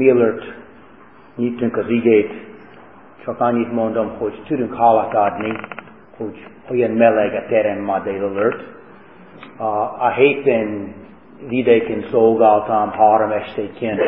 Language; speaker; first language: Hungarian; non-native, fluent; English